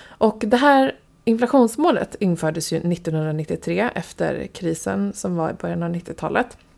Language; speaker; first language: Swedish; native; Swedish